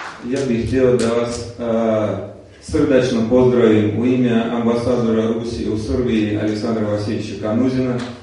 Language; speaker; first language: Serbian; non-native, fluent; Russian